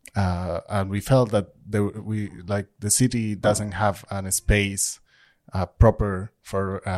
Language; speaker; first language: English; non-native, fluent; Spanish